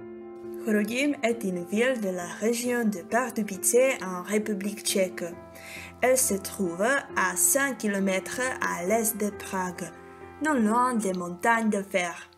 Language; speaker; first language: French; non-native, learner; Czech